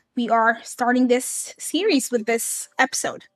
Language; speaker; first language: English; early bilingual, other home language; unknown